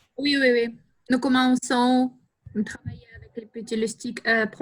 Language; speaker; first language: French; non-native, learner; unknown